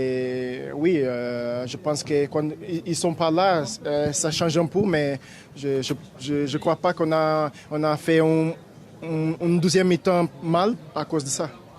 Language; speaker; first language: French; non-native, fluent; Portuguese